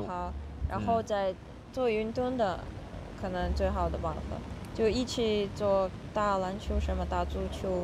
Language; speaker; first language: Chinese; non-native, fluent; Russian